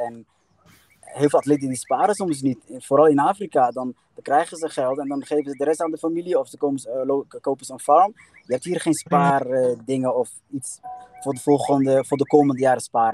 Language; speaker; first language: Dutch; early bilingual, other home language; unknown